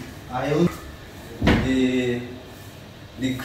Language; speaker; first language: English; non-native, learner; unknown